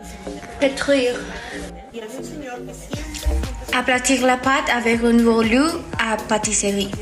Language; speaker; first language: French; non-native, learner; Spanish